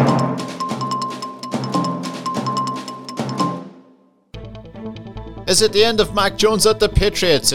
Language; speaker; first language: English; native; English